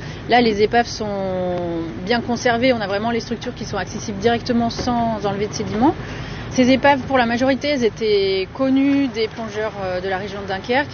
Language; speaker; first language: French; native; French